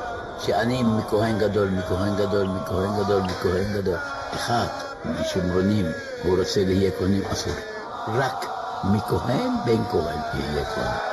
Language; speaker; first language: Hebrew; non-native, local second language; Arabic